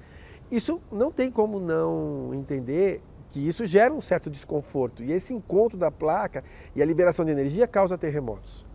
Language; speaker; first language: Portuguese; native; Portuguese